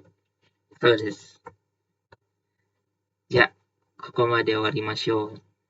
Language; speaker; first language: Japanese; non-native, learner; Indonesian